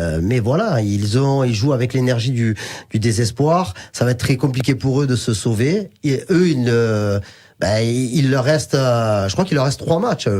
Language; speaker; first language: French; native; French